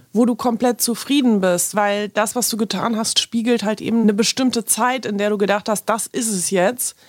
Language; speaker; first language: German; early bilingual, other home language; Polish